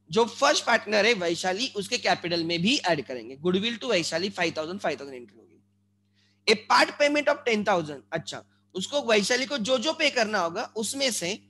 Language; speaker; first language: Hindi; non-native, local second language; Marathi